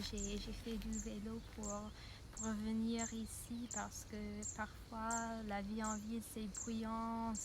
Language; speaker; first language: French; non-native, fluent; English